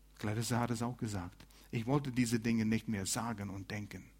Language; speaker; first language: German; non-native, fluent; English